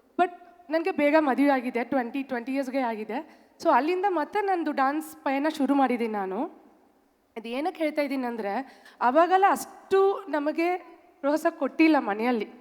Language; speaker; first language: Kannada; non-native, local second language; Tamil